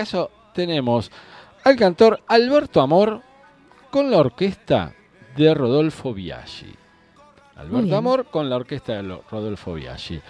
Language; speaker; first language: Spanish; native; Spanish